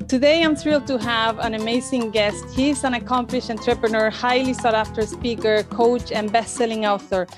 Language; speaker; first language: English; non-native, fluent; Spanish